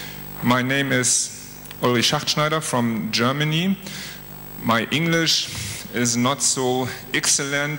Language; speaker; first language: English; non-native, learner; German